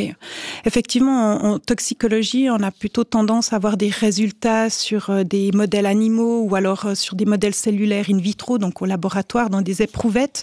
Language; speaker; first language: French; native; French